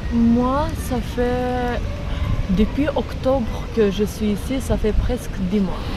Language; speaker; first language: French; non-native, fluent; Azerbaijani